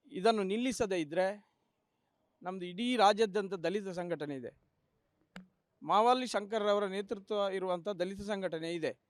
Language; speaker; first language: Kannada; non-native, local second language; Tulu